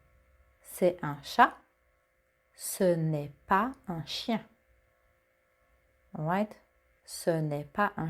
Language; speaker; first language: French; non-native, fluent; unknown